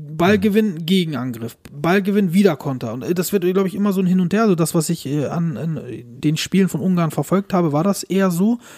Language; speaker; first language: German; early bilingual, other home language; Turkish